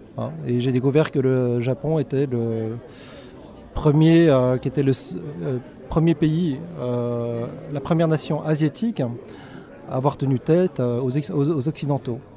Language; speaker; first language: French; early bilingual, other home language; Korean